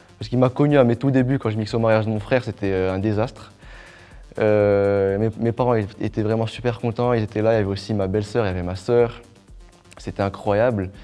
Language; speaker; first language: French; non-native, local second language; Arabic